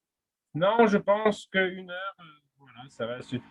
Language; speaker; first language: French; non-native, fluent; Russian